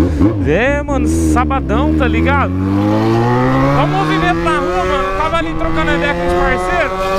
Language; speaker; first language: Portuguese; native; Portuguese